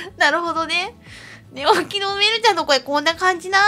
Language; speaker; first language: Japanese; native; Japanese